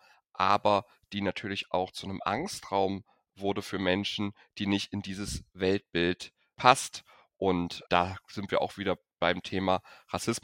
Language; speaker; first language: German; native; German